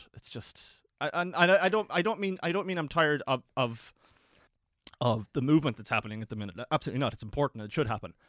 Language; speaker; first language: English; native; English